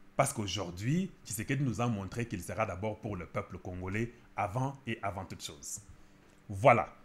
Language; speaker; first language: French; non-native, local second language; Lingala